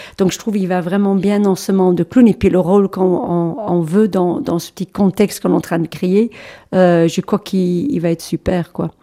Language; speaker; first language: French; non-native, fluent; English